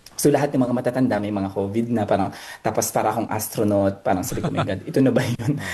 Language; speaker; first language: Filipino; native; Filipino